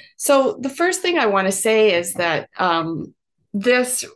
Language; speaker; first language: English; native; English